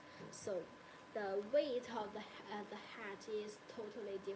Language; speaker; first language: English; non-native, learner; Chinese